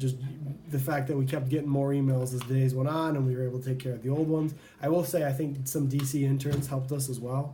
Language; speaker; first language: English; native; English